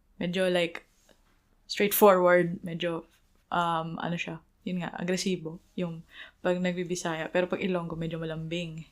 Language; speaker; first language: Filipino; native; Filipino